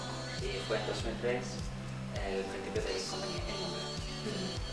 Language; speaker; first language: Spanish; non-native, fluent; English